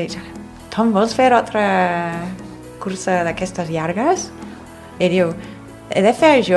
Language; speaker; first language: Catalan; non-native, fluent; English